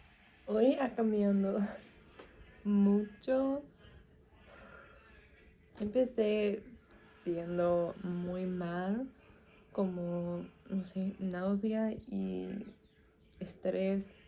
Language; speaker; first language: Spanish; non-native, learner; English